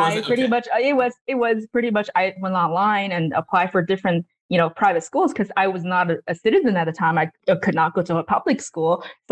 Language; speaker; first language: English; non-native, fluent; Chinese